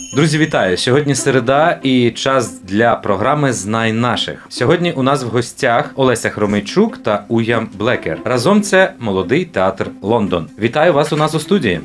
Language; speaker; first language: Ukrainian; native; Ukrainian